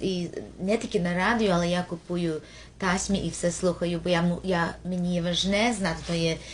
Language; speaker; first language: Ukrainian; early bilingual, heritage; Ukrainian